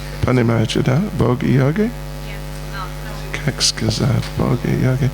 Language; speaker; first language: Russian; non-native, learner; English